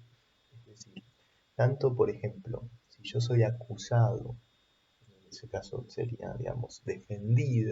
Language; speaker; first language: Spanish; native; Spanish